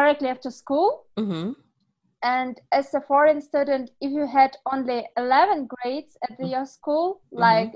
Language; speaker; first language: English; non-native, fluent; Ukrainian